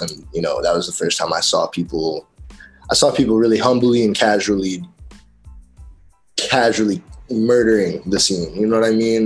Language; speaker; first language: English; native; English